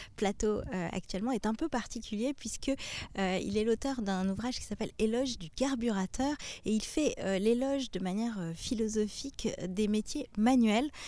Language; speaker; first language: French; native; French